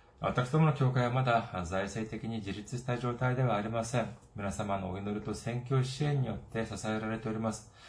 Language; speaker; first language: Japanese; non-native, fluent; Korean